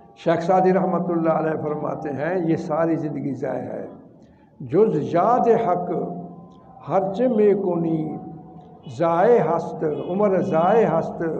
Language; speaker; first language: Urdu; non-native, local second language; Saraiki